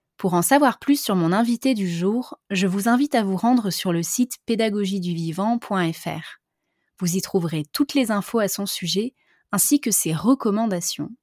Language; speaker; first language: French; native; French